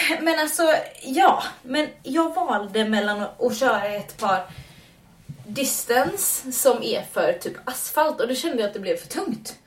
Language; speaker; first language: Swedish; native; Swedish